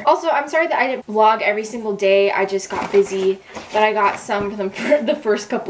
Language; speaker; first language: English; native; English